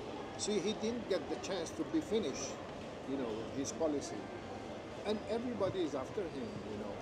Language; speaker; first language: English; non-native, fluent; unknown